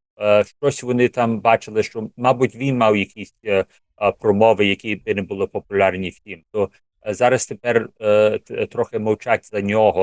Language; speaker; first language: Ukrainian; early bilingual, heritage; English